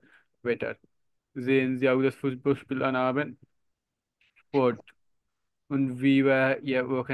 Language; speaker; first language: German; non-native, learner; Bangla